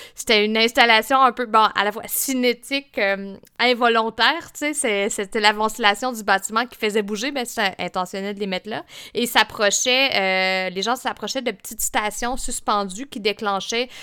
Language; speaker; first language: French; native; French